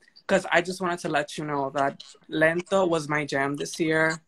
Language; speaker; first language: English; non-native, local second language; Spanish